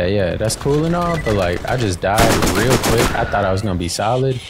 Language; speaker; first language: English; native; English